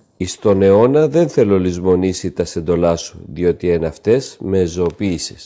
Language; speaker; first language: Greek; native; Greek